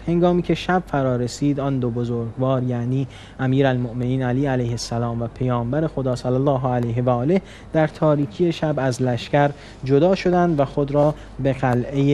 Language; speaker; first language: Persian; native; Persian